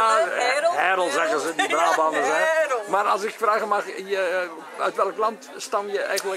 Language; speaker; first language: Dutch; native; Dutch